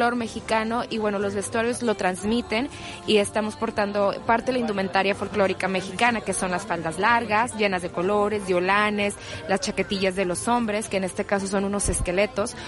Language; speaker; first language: Spanish; native; Spanish